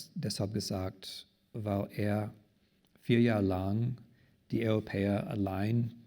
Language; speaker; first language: German; non-native, fluent; English